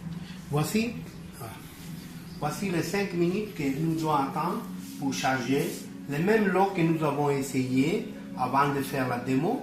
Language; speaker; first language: French; non-native, learner; Spanish